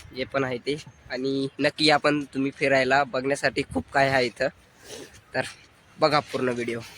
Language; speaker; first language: Marathi; non-native, local second language; Kukna